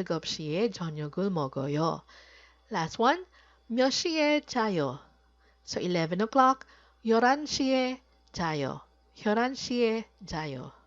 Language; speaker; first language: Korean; non-native, fluent; Filipino